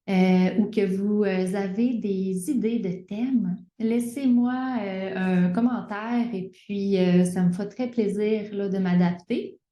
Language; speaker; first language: French; native; French